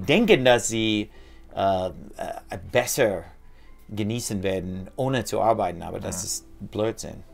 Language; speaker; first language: German; non-native, fluent; English